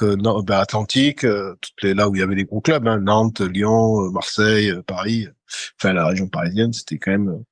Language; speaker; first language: French; native; French